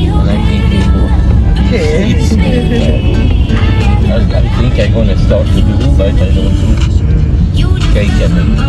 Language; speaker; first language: English; non-native, learner; Swedish